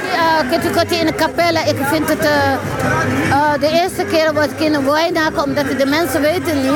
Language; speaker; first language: Dutch; non-native, local second language; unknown